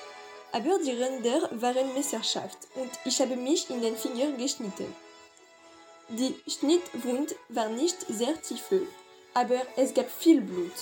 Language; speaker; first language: German; non-native, learner; French